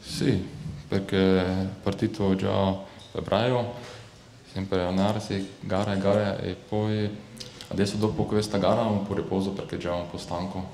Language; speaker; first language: Italian; non-native, learner; Slovenian